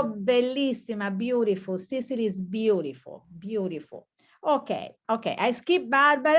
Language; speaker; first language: English; non-native, fluent; Italian